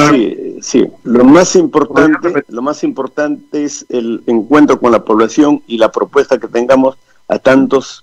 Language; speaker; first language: Spanish; native; Spanish